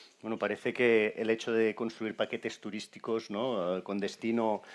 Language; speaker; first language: Spanish; native; Spanish